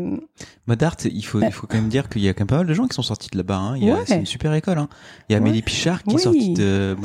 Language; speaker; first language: French; native; French